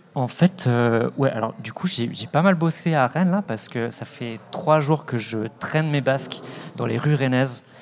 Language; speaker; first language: French; native; French